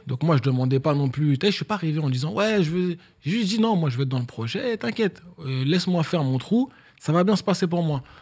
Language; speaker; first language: French; native; French